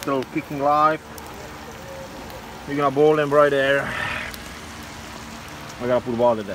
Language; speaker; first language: English; non-native, fluent; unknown